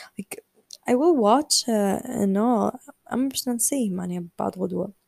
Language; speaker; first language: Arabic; native; Arabic